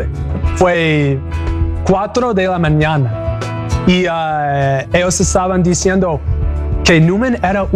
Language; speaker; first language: Spanish; non-native, learner; English